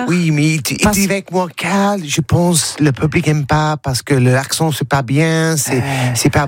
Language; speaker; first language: French; non-native, learner; English